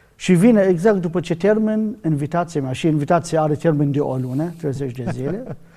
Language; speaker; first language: Romanian; non-native, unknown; Arabic